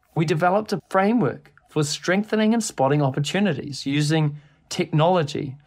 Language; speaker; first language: English; native; English